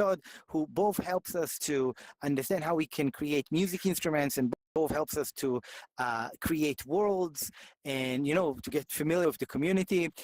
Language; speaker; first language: English; non-native, fluent; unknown